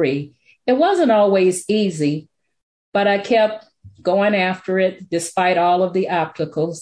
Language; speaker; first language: English; native; English